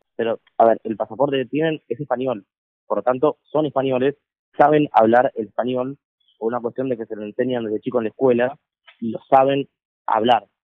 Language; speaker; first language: Spanish; native; Spanish